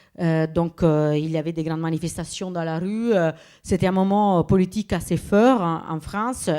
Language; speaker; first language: French; non-native, fluent; Italian